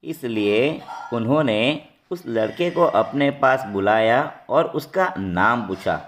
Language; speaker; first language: Hindi; non-native, local second language; Gujarati